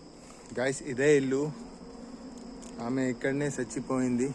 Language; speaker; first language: Telugu; non-native, local second language; Hindi